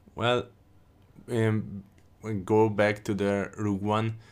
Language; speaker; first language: English; non-native, fluent; Hungarian